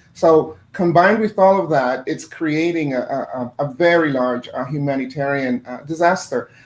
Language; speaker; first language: English; non-native, fluent; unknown